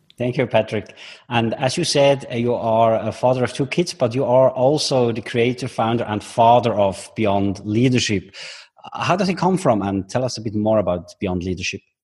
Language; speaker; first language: English; non-native, fluent; German